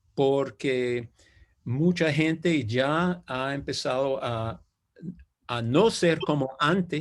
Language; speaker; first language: Spanish; non-native, fluent; English